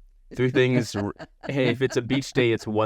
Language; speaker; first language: English; native; English